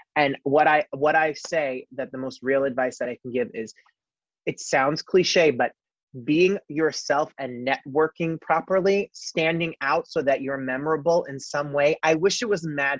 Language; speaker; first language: English; native; English